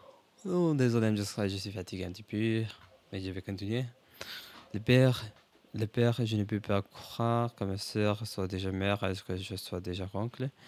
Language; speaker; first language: French; non-native, learner; English